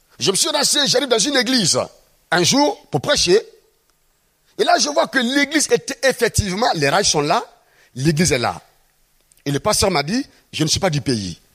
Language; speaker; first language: French; non-native, local second language; Mossi